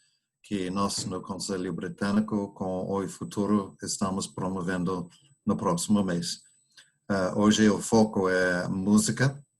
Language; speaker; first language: Portuguese; non-native, fluent; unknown